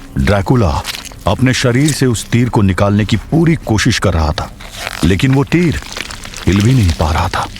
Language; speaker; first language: Hindi; native; Hindi